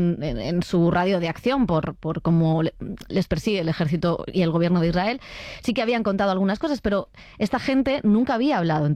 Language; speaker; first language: Spanish; native; Spanish